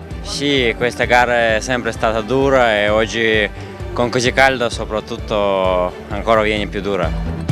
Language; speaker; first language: Italian; non-native, fluent; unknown